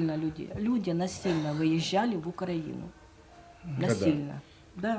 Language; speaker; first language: Russian; native; Russian